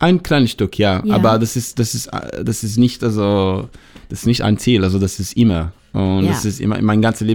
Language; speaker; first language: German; non-native, learner; Hebrew